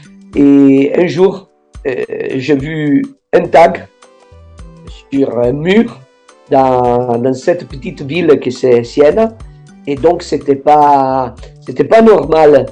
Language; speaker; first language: French; non-native, fluent; Italian